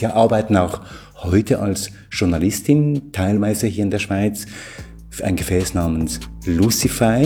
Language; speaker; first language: German; native; German